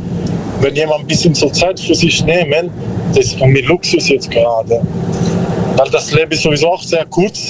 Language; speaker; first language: German; non-native, learner; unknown